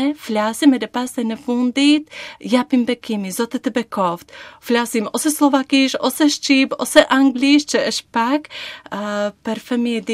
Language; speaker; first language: Albanian; non-native, learner; Slovak